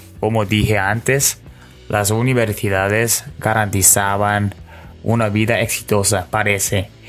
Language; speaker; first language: Spanish; non-native, learner; Korean